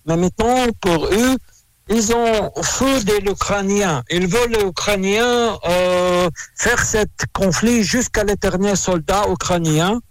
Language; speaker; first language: French; non-native, learner; Russian